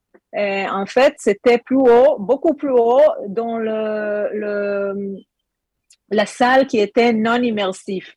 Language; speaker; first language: French; non-native, learner; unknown